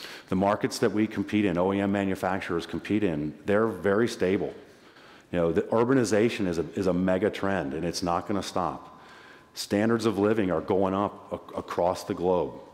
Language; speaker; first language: English; native; English